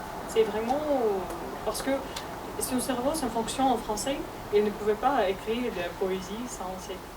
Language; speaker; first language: French; non-native, fluent; Russian